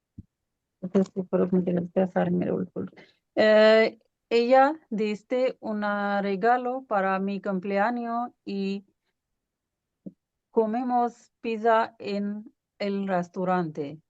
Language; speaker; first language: Spanish; non-native, learner; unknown